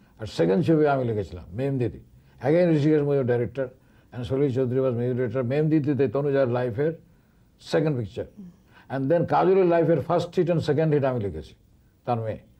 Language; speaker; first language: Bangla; native; Bangla